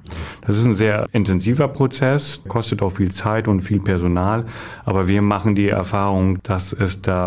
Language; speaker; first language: German; native; German